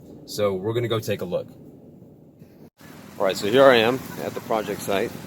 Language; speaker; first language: English; native; English